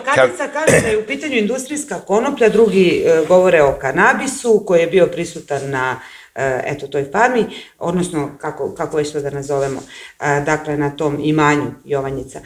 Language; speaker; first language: Serbian; native; Serbian